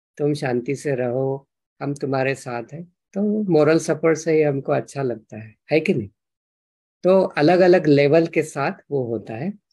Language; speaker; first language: Hindi; non-native, local second language; Marathi